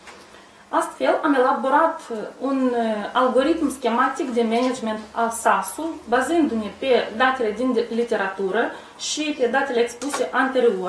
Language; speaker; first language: Romanian; native; Romanian